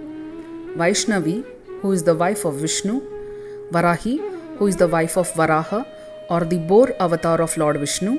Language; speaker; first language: English; non-native, local second language; Kannada